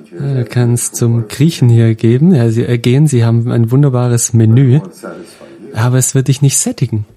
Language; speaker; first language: German; non-native, fluent; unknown